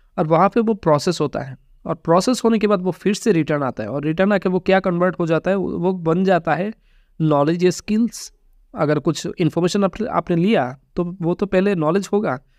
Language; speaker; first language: Hindi; non-native, local second language; Bangla